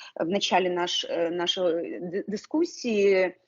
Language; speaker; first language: Ukrainian; non-native, local second language; Russian